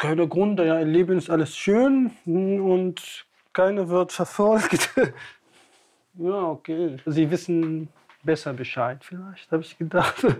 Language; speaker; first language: German; non-native, fluent; Tamasheq